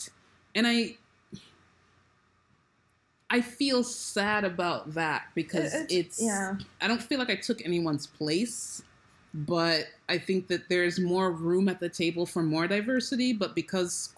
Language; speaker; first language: English; native; English